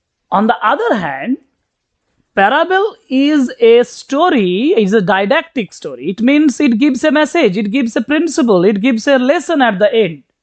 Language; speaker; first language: English; non-native, local second language; Bangla